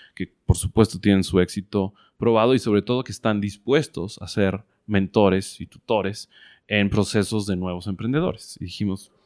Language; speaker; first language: Spanish; non-native, learner; English